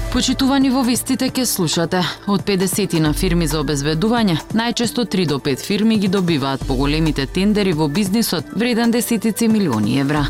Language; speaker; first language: Macedonian; native; Macedonian